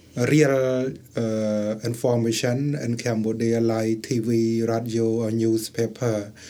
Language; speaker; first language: English; non-native, learner; Khmer